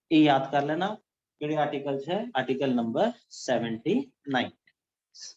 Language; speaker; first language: Hindi; non-native, local second language; Punjabi